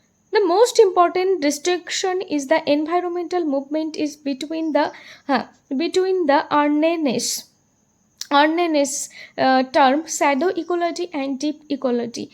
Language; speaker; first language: English; non-native, local second language; Bangla